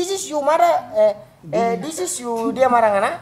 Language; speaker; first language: English; non-native, learner; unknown